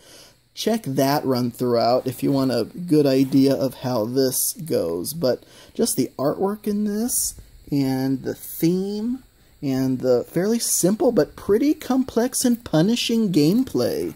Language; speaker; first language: English; native; English